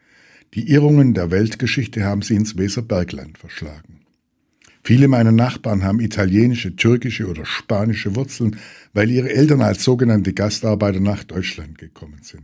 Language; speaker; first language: German; native; German